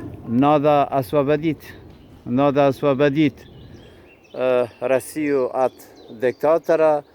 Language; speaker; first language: Russian; non-native, fluent; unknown